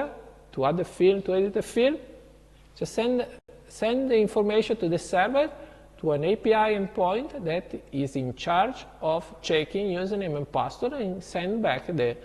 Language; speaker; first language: English; non-native, fluent; Italian